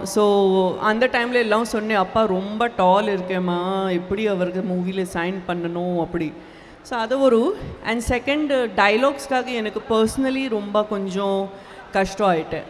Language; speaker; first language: Tamil; non-native, local second language; Gujarati